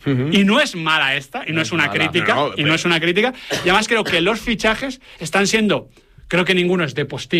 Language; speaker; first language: Spanish; native; Spanish